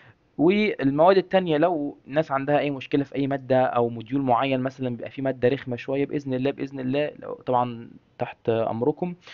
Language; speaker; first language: Arabic; native; Arabic